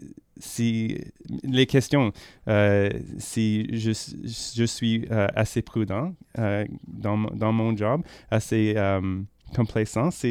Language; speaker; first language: French; non-native, learner; English